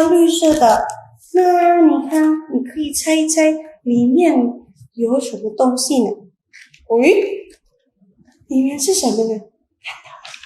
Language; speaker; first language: Chinese; non-native, fluent; Indonesian